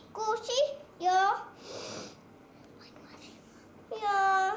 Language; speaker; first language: Finnish; early bilingual, heritage; English